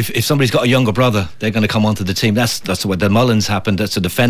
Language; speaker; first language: English; native; English